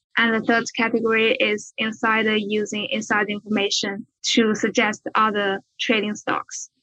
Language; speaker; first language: English; non-native, fluent; Chinese